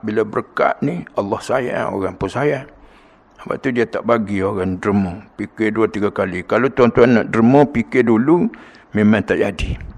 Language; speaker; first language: Malay; native; Malay